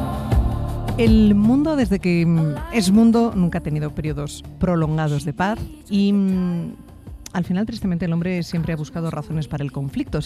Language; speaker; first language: Spanish; native; Spanish